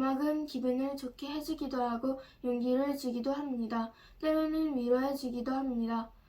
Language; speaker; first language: Korean; early bilingual, heritage; Korean